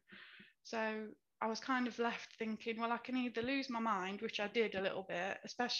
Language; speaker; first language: English; native; English